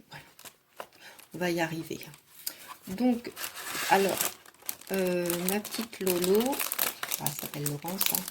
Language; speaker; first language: French; native; French